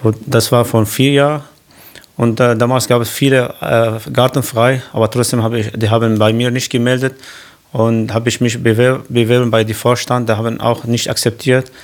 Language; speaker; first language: German; non-native, learner; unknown